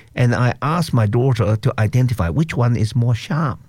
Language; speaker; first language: English; non-native, local second language; Cantonese